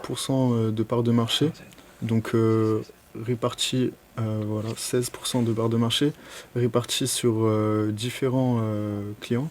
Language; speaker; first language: French; native; French